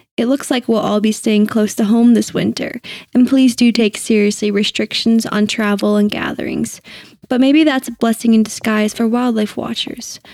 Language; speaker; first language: English; native; English